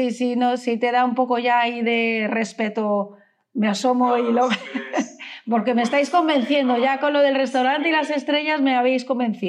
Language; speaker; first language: Spanish; native; Spanish